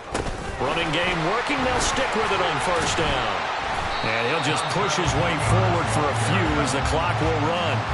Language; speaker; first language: English; native; English